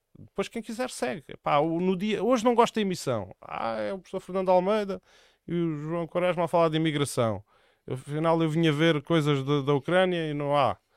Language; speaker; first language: Portuguese; native; Portuguese